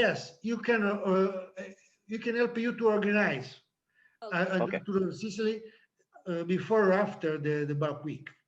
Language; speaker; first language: English; non-native, learner; Italian